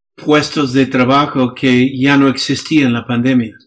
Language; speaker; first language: Spanish; non-native, fluent; English